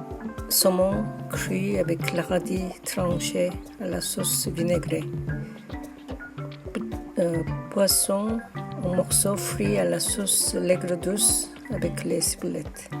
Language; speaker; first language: French; non-native, fluent; Korean